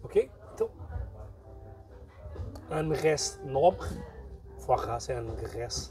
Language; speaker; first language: French; non-native, learner; Portuguese